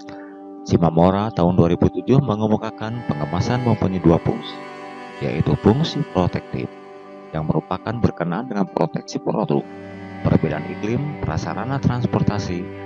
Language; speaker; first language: Indonesian; native; Indonesian